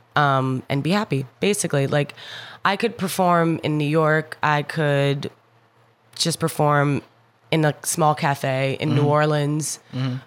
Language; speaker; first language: English; native; English